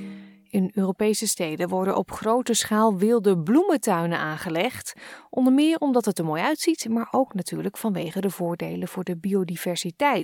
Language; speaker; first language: Dutch; native; Dutch